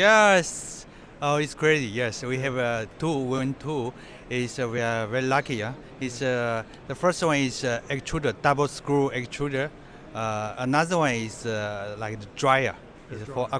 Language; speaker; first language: English; non-native, fluent; Chinese